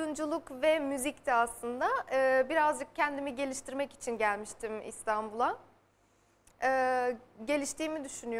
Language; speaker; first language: Turkish; early bilingual, heritage; Turkish